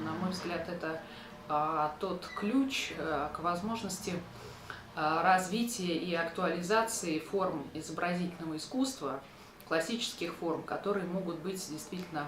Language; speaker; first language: Russian; native; Russian